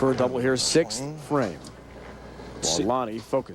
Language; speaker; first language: English; native; English